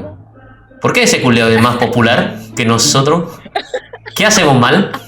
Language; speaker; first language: Spanish; non-native, fluent; Indonesian